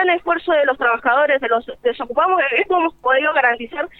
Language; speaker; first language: Spanish; native; Spanish